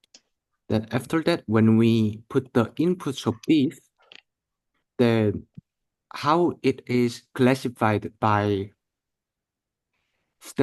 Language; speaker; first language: English; non-native, learner; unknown